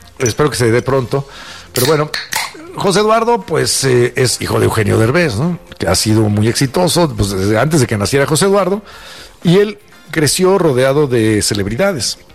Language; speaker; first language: Spanish; native; Spanish